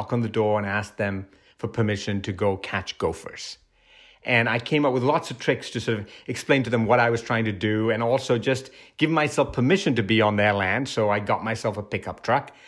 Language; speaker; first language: English; non-native, local second language; Tamil